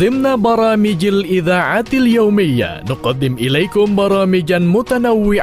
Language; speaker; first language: Arabic; non-native, fluent; Indonesian